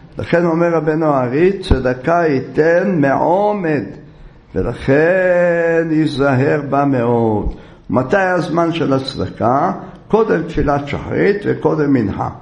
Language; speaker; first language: Hebrew; native; Hebrew